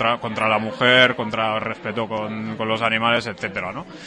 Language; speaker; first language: Spanish; native; Spanish